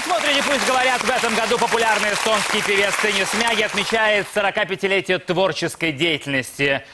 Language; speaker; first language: Russian; native; Russian